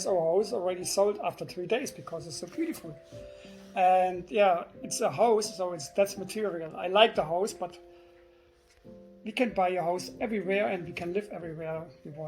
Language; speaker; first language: English; non-native, fluent; German